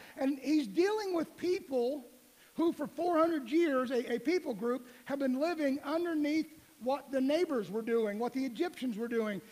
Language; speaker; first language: English; native; English